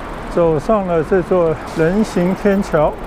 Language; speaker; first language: Chinese; non-native, local second language; Cantonese